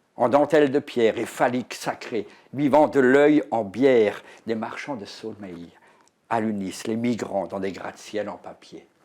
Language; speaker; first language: French; native; French